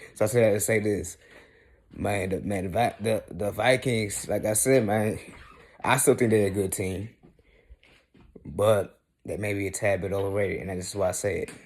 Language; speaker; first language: English; native; English